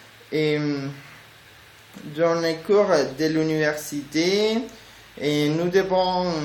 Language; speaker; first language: French; non-native, learner; Spanish